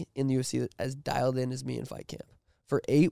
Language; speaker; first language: English; native; English